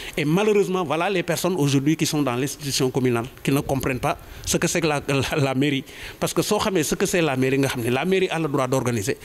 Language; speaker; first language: French; non-native, local second language; Wolof